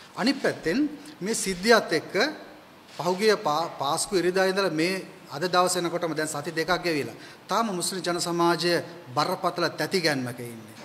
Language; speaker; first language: Sinhala; non-native, local second language; Tamil